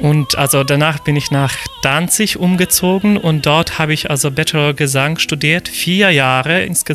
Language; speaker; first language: German; non-native, fluent; Polish